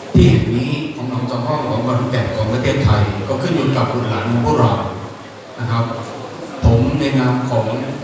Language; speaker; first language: Thai; native; Thai